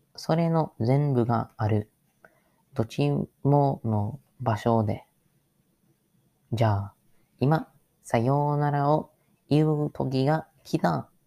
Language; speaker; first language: Japanese; non-native, learner; English